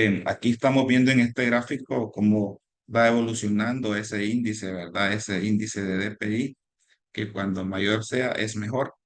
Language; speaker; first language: Spanish; native; Spanish